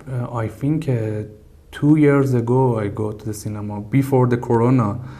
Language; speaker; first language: English; non-native, learner; Persian